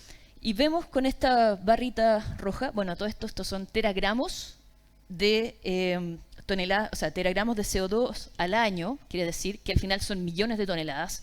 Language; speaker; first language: Spanish; native; Spanish